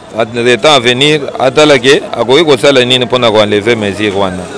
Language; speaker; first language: Lingala; native; Lingala